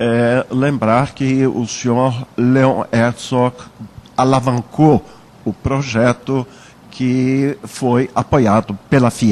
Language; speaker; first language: Portuguese; early bilingual, other home language; German